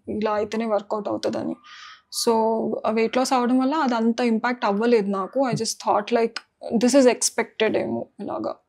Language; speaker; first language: Telugu; non-native, local second language; Marathi